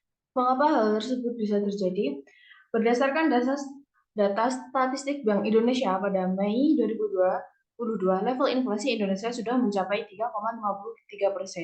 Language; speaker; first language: Indonesian; native; Indonesian